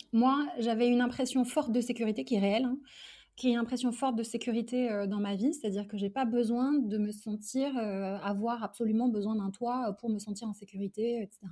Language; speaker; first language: French; early bilingual, other home language; Arabic